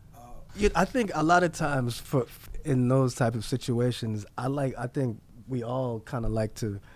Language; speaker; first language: English; native; English